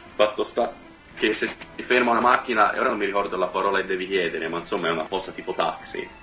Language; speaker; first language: Italian; native; Italian